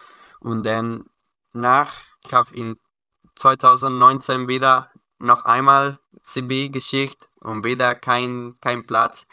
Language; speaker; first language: German; non-native, learner; Spanish